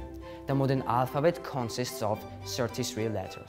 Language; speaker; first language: English; non-native, learner; Georgian